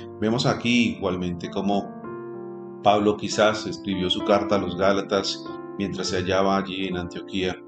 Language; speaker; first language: Spanish; native; Spanish